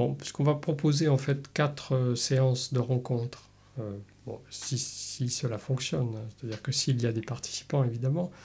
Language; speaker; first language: French; native; French